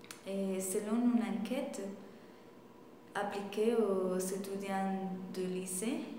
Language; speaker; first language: French; non-native, fluent; Spanish